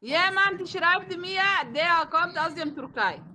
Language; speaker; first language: German; non-native, learner; Somali